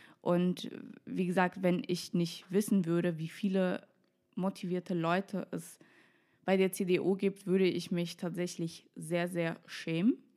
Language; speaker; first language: German; non-native, fluent; Russian